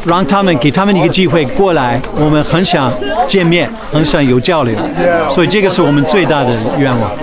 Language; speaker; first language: Chinese; non-native, fluent; English